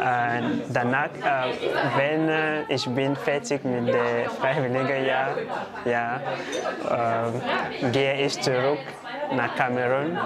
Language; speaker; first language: German; non-native, learner; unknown